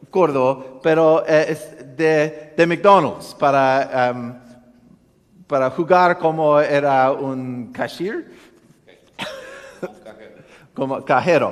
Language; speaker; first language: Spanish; non-native, learner; English